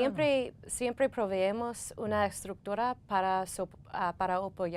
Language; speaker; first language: Spanish; non-native, fluent; English